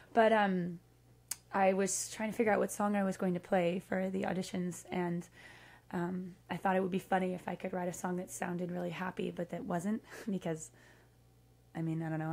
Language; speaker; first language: English; native; English